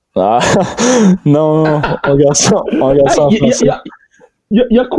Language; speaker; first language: French; native; French